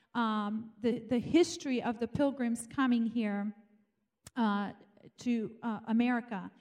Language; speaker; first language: English; non-native, fluent; Romanian